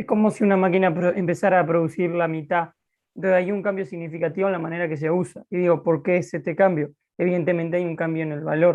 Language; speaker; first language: Spanish; native; Spanish